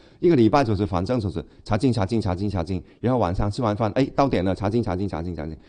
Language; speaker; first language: Chinese; non-native, local second language; Cantonese